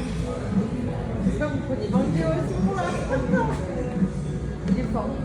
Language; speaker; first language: French; native; French